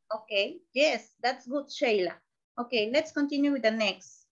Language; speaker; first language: English; non-native, learner; Spanish